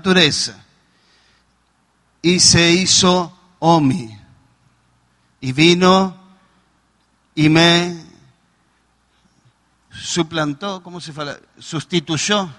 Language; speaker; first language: Portuguese; non-native, learner; Spanish